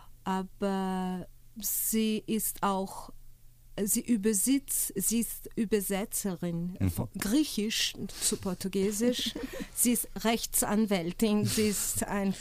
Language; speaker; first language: German; non-native, fluent; Portuguese